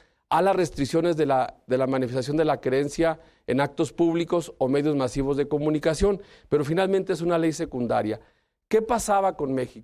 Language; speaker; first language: Spanish; native; Spanish